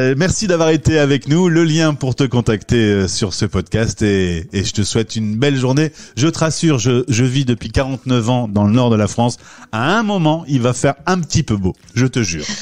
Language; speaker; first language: French; native; French